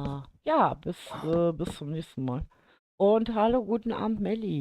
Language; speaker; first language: German; native; German